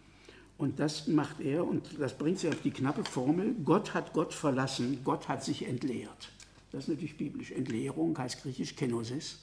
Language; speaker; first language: German; native; German